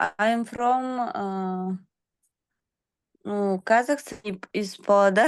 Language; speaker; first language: English; non-native, learner; Kazakh